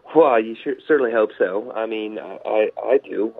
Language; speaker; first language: English; native; English